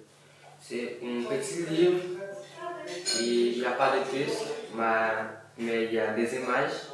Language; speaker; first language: French; non-native, learner; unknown